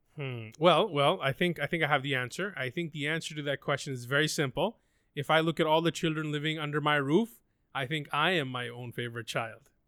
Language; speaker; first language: English; non-native, local second language; Urdu